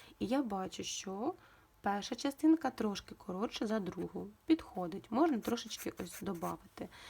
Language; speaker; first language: Ukrainian; non-native, local second language; Russian